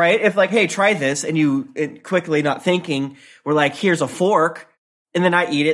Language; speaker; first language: English; native; English